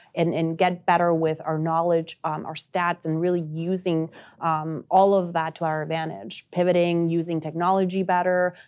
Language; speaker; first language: English; non-native, fluent; Spanish